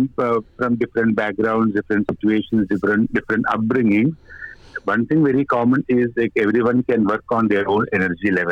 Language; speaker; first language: English; non-native, local second language; Malayalam